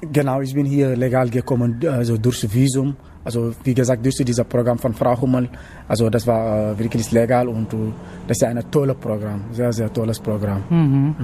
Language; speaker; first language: German; non-native, learner; Wolof